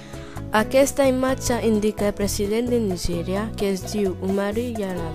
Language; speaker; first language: Catalan; non-native, learner; Bini